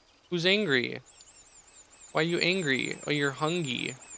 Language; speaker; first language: English; native; English